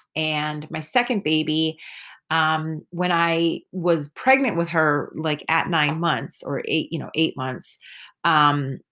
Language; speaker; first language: English; early bilingual, other home language; Spanish